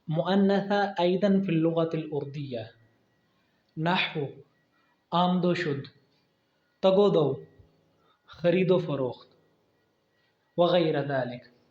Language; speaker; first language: Arabic; non-native, fluent; Urdu